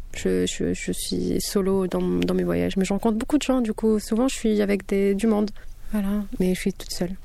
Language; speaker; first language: French; early bilingual, other home language; Kabyle